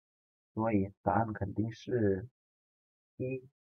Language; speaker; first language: Chinese; non-native, fluent; Indonesian